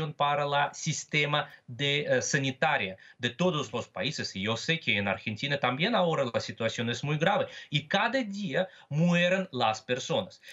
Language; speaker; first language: Spanish; non-native, fluent; Russian